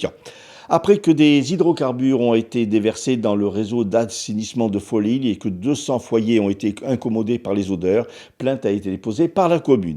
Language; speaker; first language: French; native; French